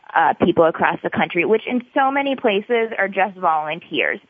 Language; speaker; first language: English; native; English